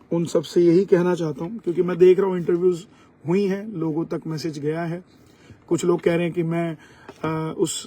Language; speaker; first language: Hindi; native; Hindi